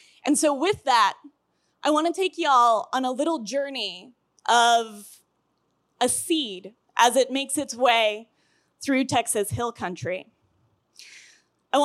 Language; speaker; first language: English; native; English